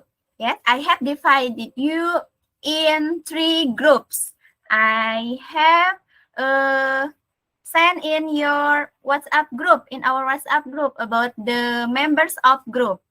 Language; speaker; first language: English; non-native, learner; Indonesian